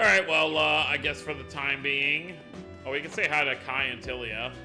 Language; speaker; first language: English; native; English